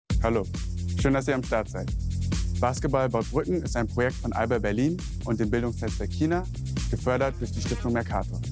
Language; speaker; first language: German; native; German